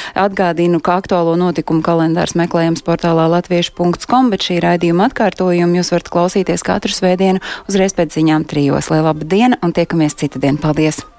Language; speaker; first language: Latvian; native; Latvian